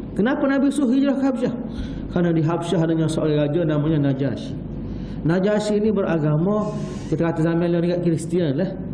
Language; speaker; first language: Malay; native; Malay